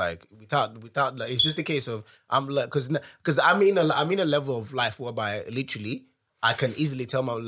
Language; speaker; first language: English; non-native, local second language; Yoruba